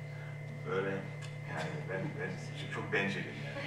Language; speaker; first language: Turkish; non-native, learner; English